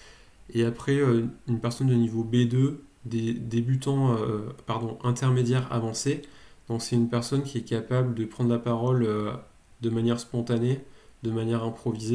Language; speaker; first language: French; native; French